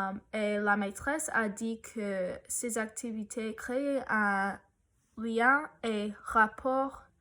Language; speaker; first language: French; non-native, learner; English